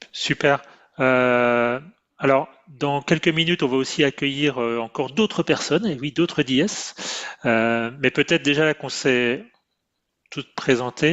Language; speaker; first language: French; native; French